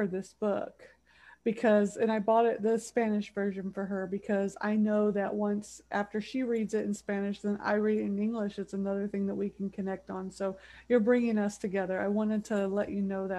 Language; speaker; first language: English; native; English